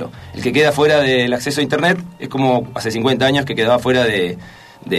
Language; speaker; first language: Spanish; native; Spanish